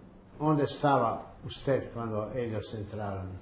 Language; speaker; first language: Spanish; early bilingual, heritage; Ladino